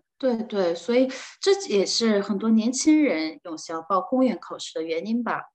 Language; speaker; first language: Chinese; non-native, fluent; Korean